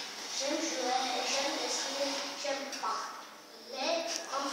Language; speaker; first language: French; non-native, learner; Armenian